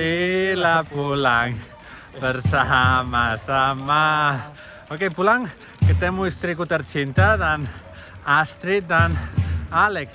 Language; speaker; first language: Indonesian; non-native, learner; Catalan